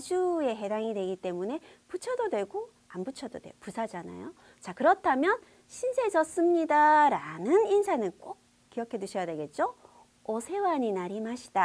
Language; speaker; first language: Korean; native; Korean